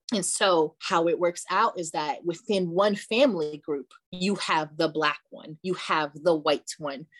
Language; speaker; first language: English; early bilingual, other home language; Portuguese